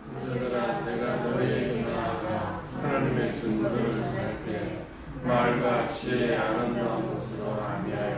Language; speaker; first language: Korean; native; Korean